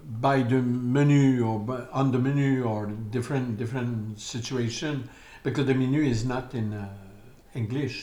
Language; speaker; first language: English; non-native, learner; French